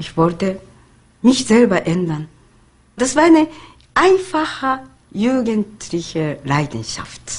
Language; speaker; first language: German; non-native, learner; Japanese